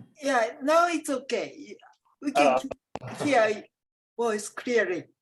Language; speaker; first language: English; non-native, fluent; Japanese